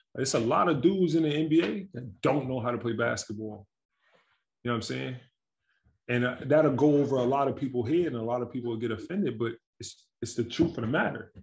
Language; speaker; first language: English; native; English